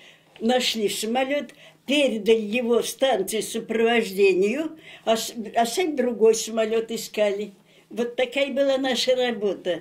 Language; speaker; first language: Russian; native; Russian